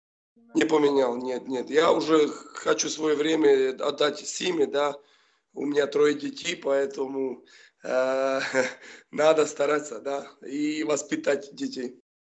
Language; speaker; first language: Russian; non-native, fluent; Slovak